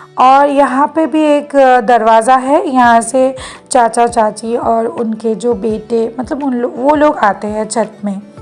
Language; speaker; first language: Hindi; non-native, local second language; Bangla